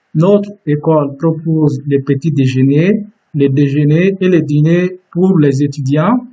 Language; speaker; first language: French; non-native, fluent; Turkish